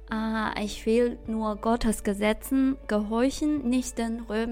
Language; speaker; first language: German; non-native, fluent; Chinese